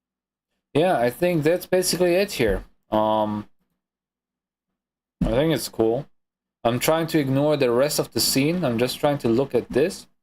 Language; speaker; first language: English; non-native, fluent; German